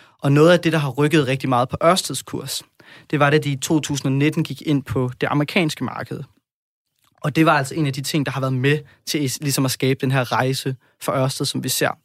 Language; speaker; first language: Danish; native; Danish